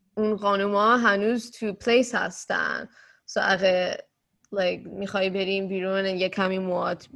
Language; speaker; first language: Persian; early bilingual, heritage; Persian